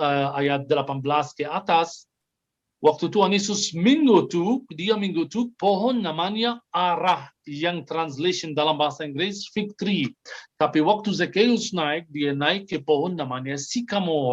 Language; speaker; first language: Indonesian; non-native, fluent; Arabic